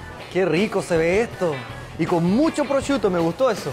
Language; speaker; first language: Spanish; native; Spanish